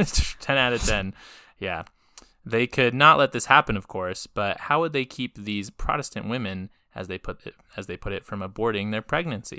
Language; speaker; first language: English; native; English